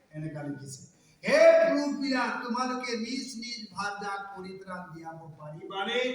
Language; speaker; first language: Assamese; non-native, local second language; Sadri